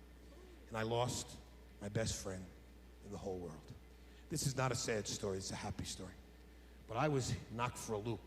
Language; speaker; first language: English; native; English